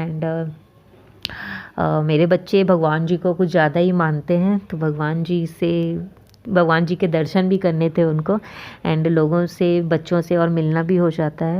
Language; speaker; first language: Hindi; native; Hindi